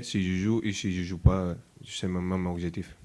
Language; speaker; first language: French; non-native, fluent; Spanish